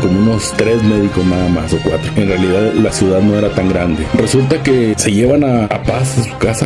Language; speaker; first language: Spanish; native; Spanish